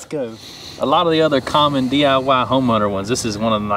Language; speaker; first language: English; native; English